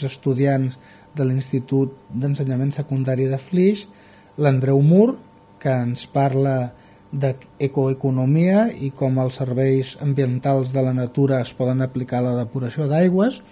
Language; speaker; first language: Catalan; native; Catalan